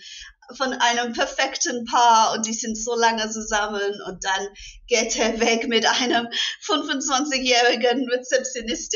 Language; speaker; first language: German; non-native, fluent; English